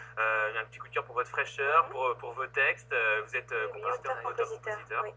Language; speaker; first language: French; native; French